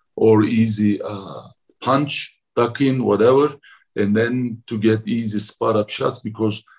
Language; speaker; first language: English; non-native, fluent; Turkish